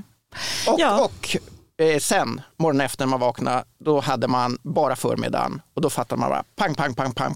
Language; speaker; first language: Swedish; native; Swedish